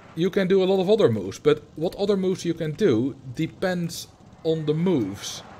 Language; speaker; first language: English; non-native, fluent; Dutch